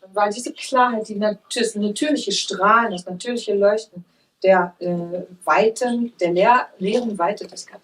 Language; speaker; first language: German; native; German